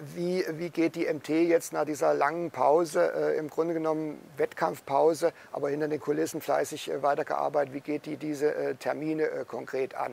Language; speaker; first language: German; native; German